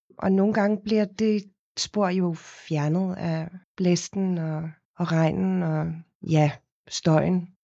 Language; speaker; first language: Danish; non-native, fluent; Afrikaans